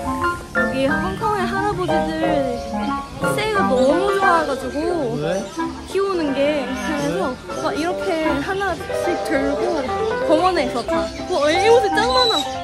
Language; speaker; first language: Korean; non-native, fluent; Cantonese